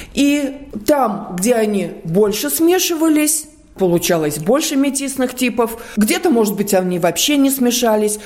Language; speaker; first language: Russian; non-native, local second language; Latvian